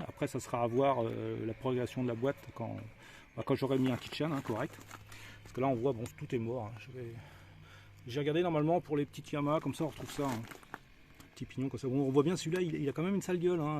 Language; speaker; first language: French; native; French